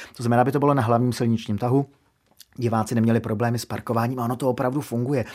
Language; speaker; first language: Czech; native; Czech